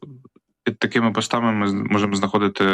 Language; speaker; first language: Ukrainian; native; Ukrainian